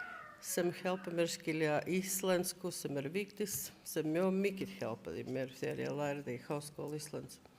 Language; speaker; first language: Icelandic; non-native, learner; Latvian